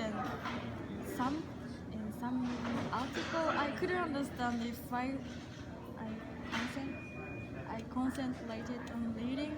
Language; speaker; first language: English; non-native, learner; Japanese